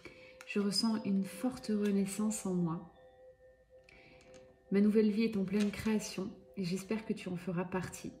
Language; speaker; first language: French; native; French